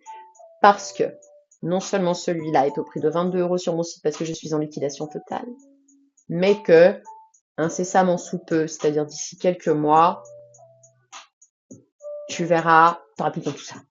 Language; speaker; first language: French; native; French